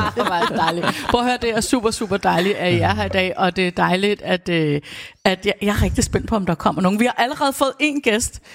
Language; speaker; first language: Danish; native; Danish